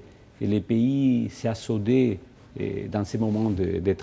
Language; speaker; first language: French; non-native, fluent; Spanish